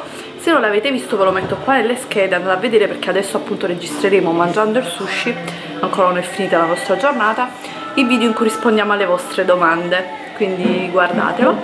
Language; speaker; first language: Italian; native; Italian